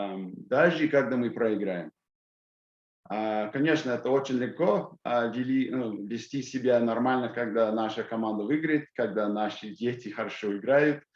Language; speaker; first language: Russian; non-native, fluent; English